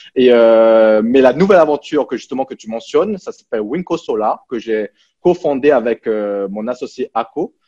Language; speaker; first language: French; early bilingual, other home language; Cantonese